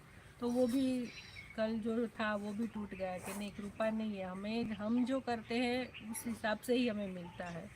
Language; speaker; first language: Hindi; native; Hindi